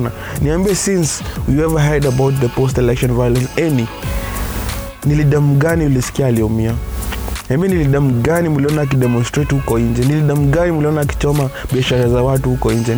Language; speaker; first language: English; non-native, local second language; Kikuyu